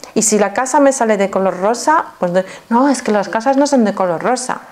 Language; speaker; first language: Spanish; non-native, fluent; Polish